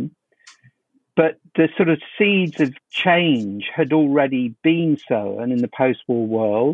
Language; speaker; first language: English; native; English